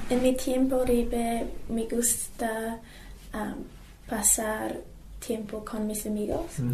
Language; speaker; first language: Spanish; non-native, learner; English